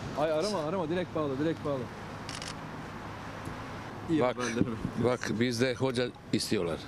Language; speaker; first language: Turkish; non-native, learner; Bosnian